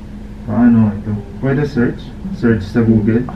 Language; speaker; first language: Filipino; non-native, learner; Arabic